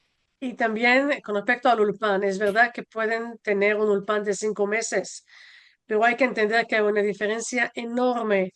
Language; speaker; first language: Spanish; non-native, fluent; Hebrew